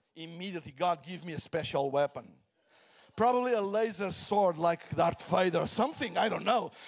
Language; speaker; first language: English; non-native, fluent; Portuguese